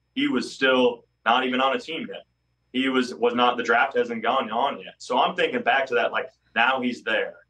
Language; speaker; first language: English; native; English